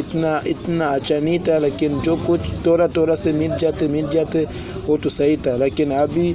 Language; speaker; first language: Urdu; non-native, learner; Swahili